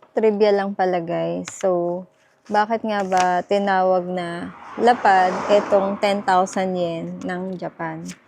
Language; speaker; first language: Filipino; native; Filipino